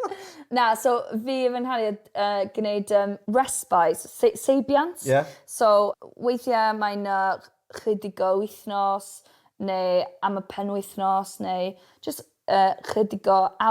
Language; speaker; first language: Welsh; non-native, local second language; English